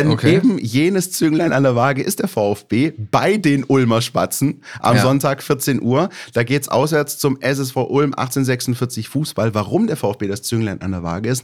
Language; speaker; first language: German; native; German